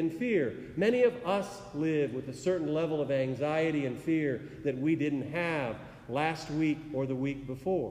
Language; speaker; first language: English; native; English